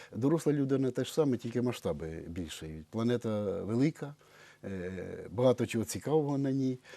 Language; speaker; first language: Ukrainian; native; Ukrainian